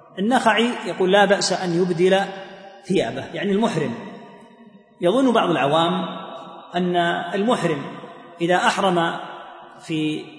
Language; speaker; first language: Arabic; native; Arabic